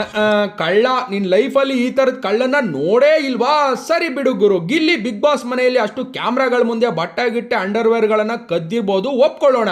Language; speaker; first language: Kannada; native; Kannada